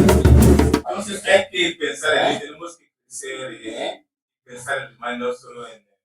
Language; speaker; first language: Spanish; non-native, learner; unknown